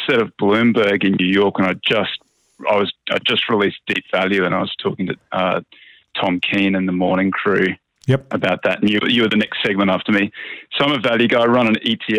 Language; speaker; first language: English; native; English